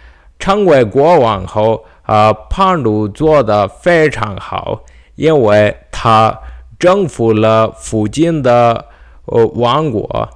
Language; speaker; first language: Chinese; non-native, learner; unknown